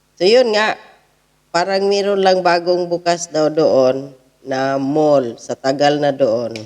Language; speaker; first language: Filipino; native; Filipino